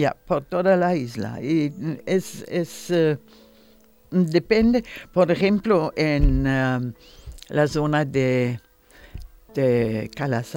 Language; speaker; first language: Spanish; non-native, learner; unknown